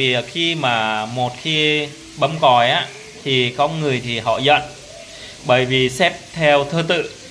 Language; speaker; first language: Vietnamese; non-native, local second language; Jarai